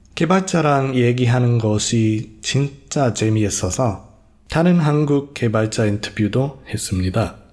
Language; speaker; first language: Korean; non-native, fluent; English